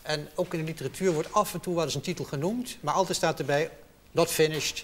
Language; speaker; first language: Dutch; native; Dutch